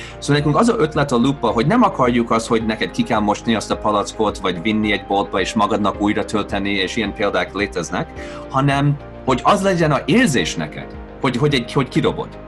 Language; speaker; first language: Hungarian; early bilingual, heritage; Hungarian